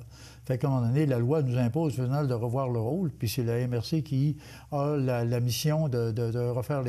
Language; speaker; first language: French; native; French